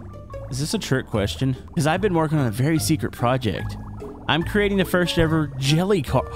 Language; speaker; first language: English; native; English